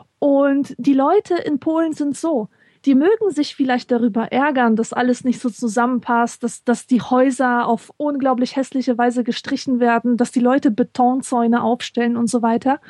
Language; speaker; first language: German; early bilingual, other home language; Polish